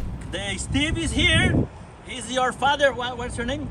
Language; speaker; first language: English; non-native, learner; Portuguese